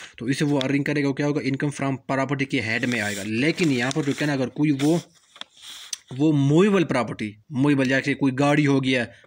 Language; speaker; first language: Urdu; native; Urdu